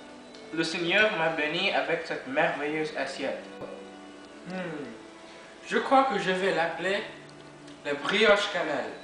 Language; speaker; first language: French; non-native, learner; English